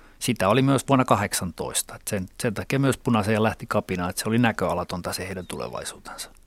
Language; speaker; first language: Finnish; native; Finnish